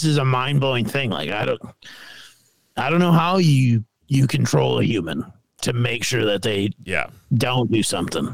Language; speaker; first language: English; native; English